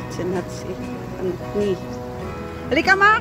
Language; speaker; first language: German; non-native, learner; Filipino